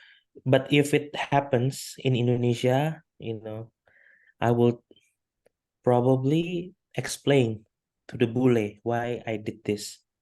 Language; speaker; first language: English; non-native, fluent; Indonesian